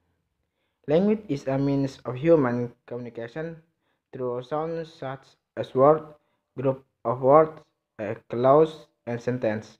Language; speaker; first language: English; non-native, learner; Indonesian